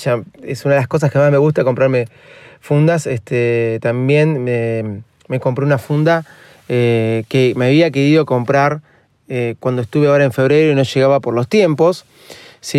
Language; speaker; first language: Spanish; native; Spanish